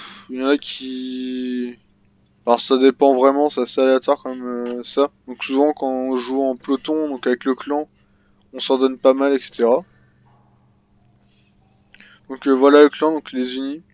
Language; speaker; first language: French; native; French